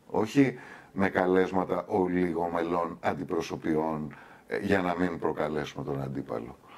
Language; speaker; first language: Greek; native; Greek